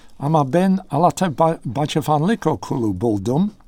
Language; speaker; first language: Turkish; non-native, learner; English